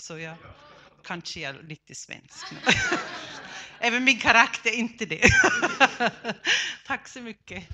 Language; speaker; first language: Swedish; non-native, fluent; German